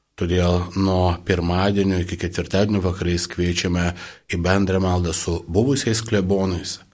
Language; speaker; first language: Lithuanian; non-native, local second language; Polish